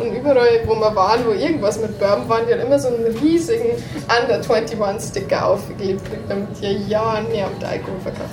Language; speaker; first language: German; native; German